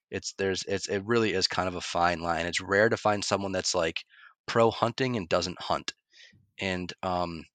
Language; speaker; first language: English; native; English